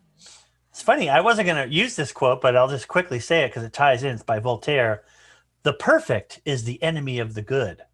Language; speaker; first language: English; native; English